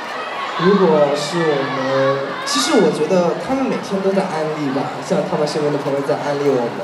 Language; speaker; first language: Chinese; native; Chinese